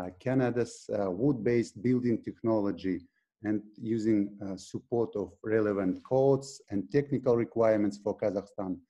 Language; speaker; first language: English; non-native, fluent; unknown